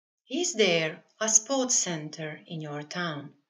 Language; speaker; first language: English; non-native, fluent; Serbian